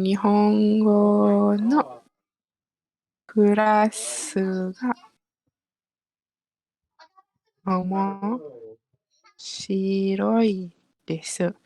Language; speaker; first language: Japanese; non-native, learner; Malay